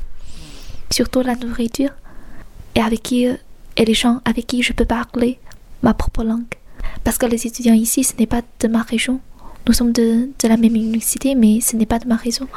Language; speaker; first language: French; non-native, fluent; Chinese